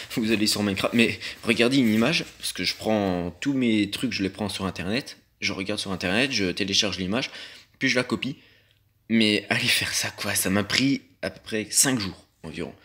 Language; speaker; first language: French; native; French